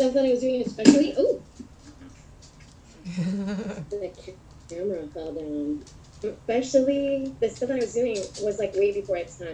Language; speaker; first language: English; native; English